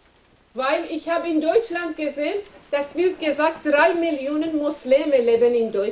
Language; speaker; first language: German; non-native, learner; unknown